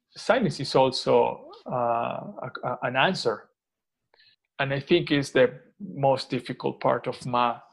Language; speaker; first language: English; non-native, fluent; Spanish